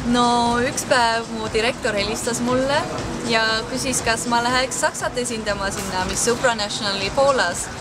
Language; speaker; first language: Estonian; early bilingual, heritage; Estonian